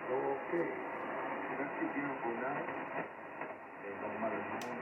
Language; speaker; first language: French; non-native, learner; German